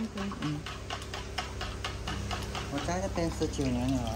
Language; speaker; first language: Chinese; non-native, local second language; Min Nan Chinese